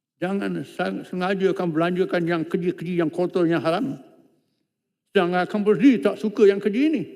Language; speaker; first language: Malay; native; Malay